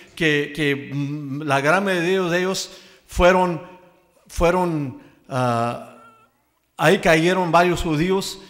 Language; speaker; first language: Spanish; early bilingual, heritage; Spanish